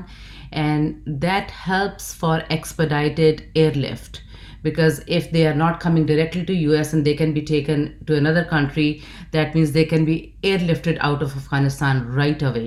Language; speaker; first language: English; non-native, local second language; Urdu